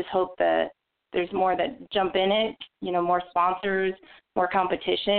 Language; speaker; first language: English; native; English